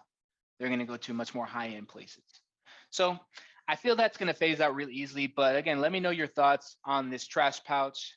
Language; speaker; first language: English; native; English